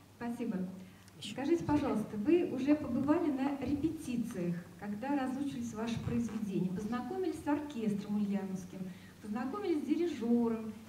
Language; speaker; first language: Russian; native; Russian